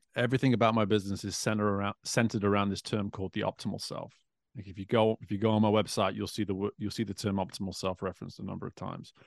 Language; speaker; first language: English; native; English